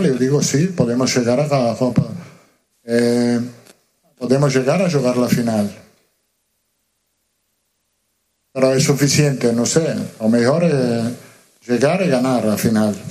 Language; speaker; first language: Portuguese; non-native, learner; Spanish